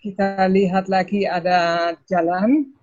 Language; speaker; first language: Indonesian; non-native, fluent; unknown